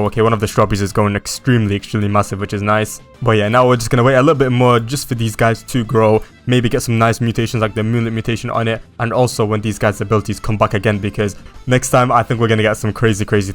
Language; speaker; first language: English; native; English